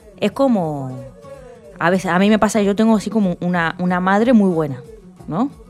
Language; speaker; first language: Spanish; native; Spanish